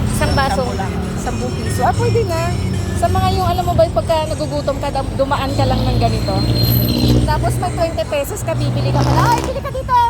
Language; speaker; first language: Filipino; non-native, local second language; Hiligaynon